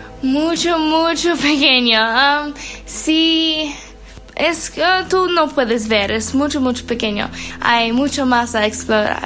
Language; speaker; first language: Spanish; non-native, learner; English